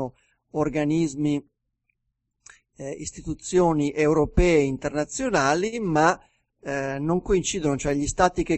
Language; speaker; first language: Italian; native; Italian